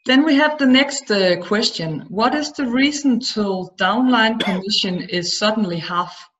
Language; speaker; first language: English; non-native, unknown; Danish